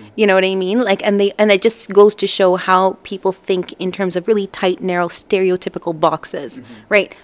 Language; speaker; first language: English; native; English